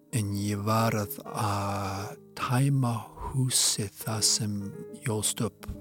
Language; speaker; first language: Icelandic; non-native, fluent; English